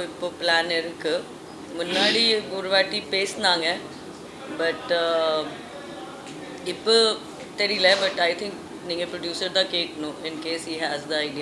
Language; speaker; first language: Tamil; non-native, fluent; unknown